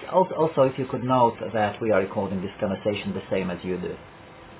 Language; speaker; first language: English; non-native, fluent; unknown